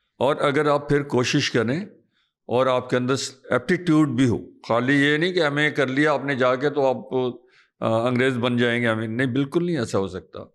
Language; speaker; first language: Urdu; non-native, local second language; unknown